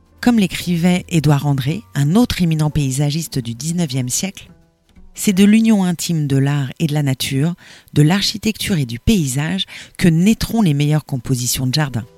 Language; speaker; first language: French; native; French